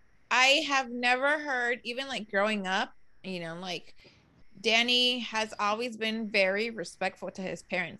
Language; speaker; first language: English; early bilingual, other home language; Spanish